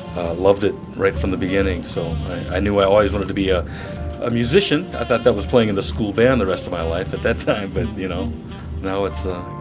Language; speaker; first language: English; native; English